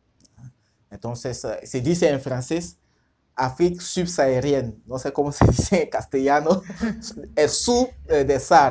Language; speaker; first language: Spanish; non-native, fluent; French